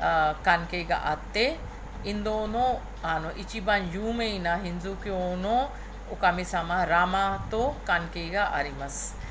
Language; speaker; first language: Japanese; non-native, fluent; Hindi